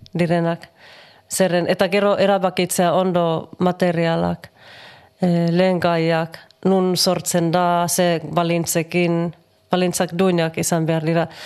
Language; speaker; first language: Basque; non-native, learner; Finnish